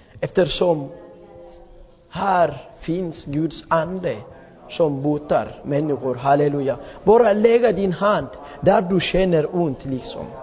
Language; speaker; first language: Swedish; non-native, fluent; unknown